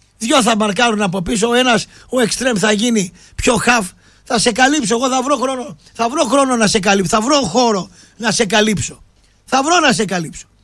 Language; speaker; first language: Greek; native; Greek